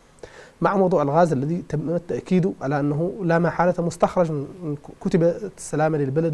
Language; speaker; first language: Arabic; native; Arabic